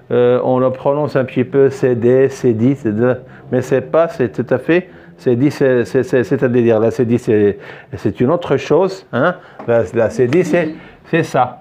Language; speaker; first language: French; non-native, fluent; Arabic